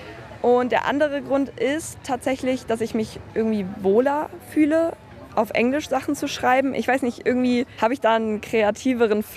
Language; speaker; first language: German; native; German